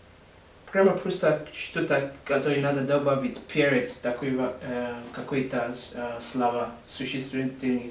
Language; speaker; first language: Russian; non-native, learner; English